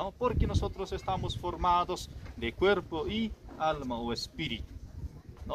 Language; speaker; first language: Spanish; native; Spanish